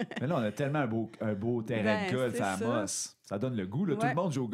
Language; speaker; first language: French; native; French